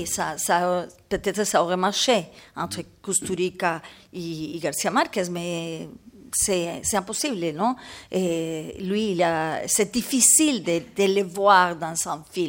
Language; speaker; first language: French; non-native, learner; Spanish